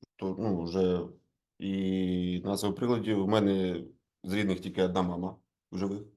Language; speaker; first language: Ukrainian; non-native, local second language; Russian